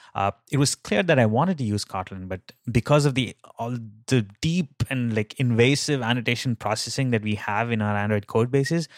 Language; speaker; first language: English; non-native, local second language; Tamil